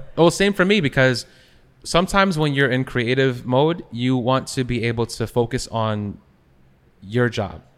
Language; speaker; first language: English; native; English